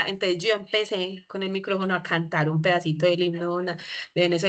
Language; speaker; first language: Spanish; native; Spanish